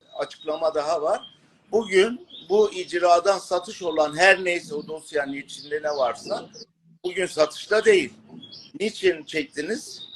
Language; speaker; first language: Turkish; native; Turkish